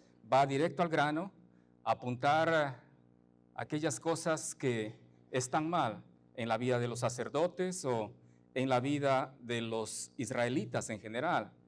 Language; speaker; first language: Spanish; native; Spanish